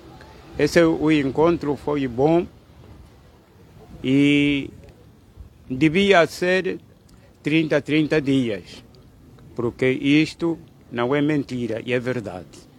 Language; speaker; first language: Portuguese; non-native, local second language; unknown